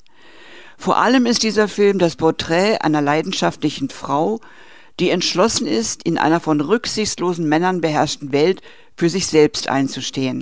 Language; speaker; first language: German; native; German